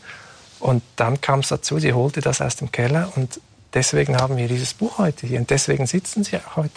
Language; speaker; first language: German; native; German